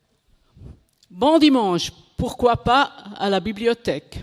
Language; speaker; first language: French; non-native, local second language; German